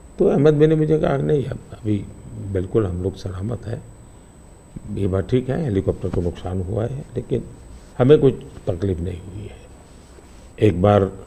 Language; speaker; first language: Hindi; non-native, local second language; Gujarati